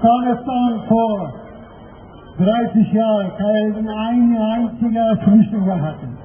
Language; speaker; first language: German; non-native, fluent; Persian